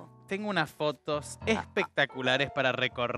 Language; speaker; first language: Spanish; native; Spanish